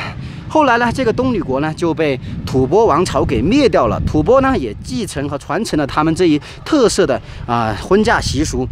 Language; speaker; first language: Chinese; native; Chinese